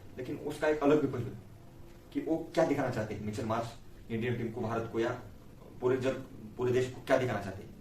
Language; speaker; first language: Hindi; non-native, local second language; Marathi